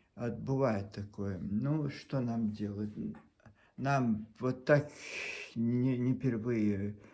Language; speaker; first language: Russian; non-native, local second language; Chechen